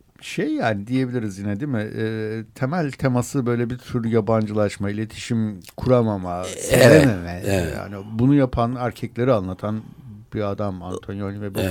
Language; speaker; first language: Turkish; native; Turkish